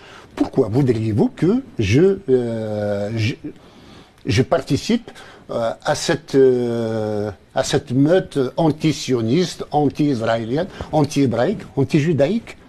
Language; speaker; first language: French; non-native, local second language; Kabyle